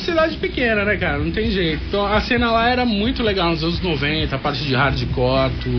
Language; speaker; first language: Portuguese; native; Portuguese